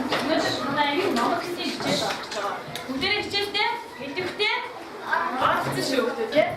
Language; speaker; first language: Mongolian; native; Mongolian